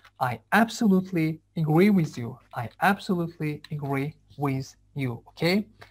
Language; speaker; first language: English; non-native, fluent; Azerbaijani